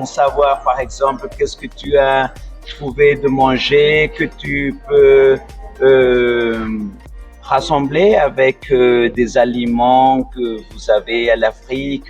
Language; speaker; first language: French; non-native, fluent; Spanish